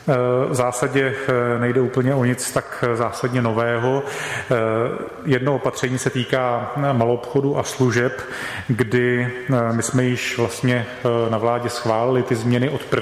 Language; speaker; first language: Czech; native; Czech